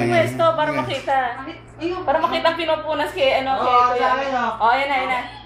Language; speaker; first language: Filipino; non-native, local second language; Cebuano